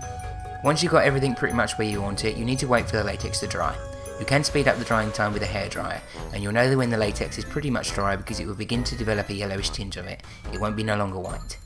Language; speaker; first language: English; native; English